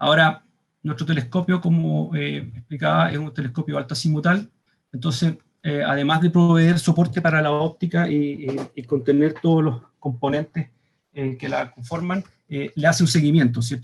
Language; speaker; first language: Spanish; native; Spanish